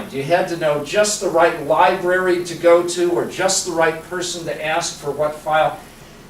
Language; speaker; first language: English; native; English